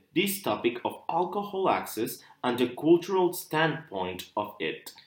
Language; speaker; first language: English; non-native, fluent; Spanish